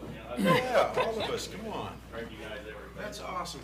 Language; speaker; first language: English; native; English